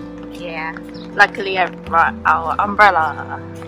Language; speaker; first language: English; non-native, learner; Chinese